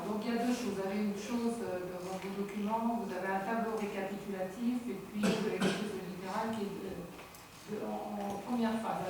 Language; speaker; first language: French; native; French